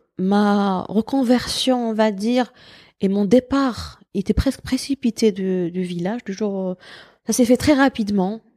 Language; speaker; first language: French; non-native, local second language; Berber languages